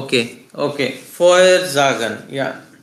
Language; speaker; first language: German; non-native, learner; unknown